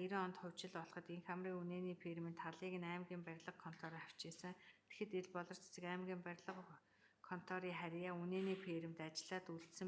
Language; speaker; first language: Mongolian; native; Mongolian